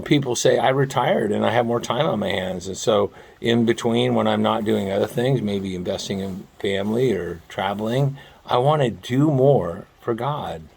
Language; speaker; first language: English; native; English